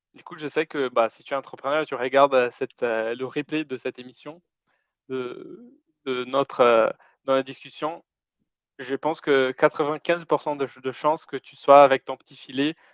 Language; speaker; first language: French; non-native, fluent; Portuguese